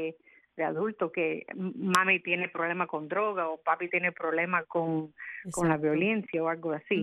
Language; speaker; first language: Spanish; early bilingual, other home language; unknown